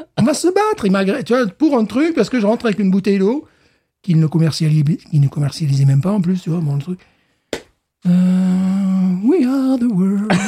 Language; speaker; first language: French; native; French